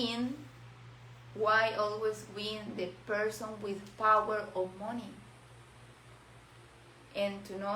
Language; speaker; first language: English; non-native, learner; Spanish